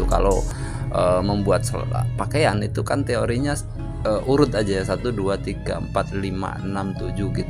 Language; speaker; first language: Indonesian; native; Indonesian